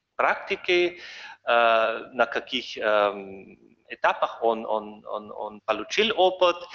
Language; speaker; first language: Russian; non-native, learner; German